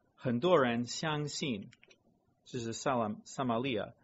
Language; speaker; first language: Chinese; non-native, fluent; English